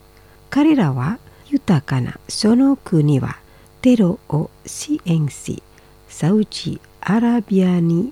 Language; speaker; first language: Japanese; non-native, fluent; Indonesian